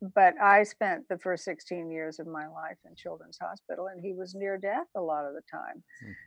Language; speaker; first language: English; native; English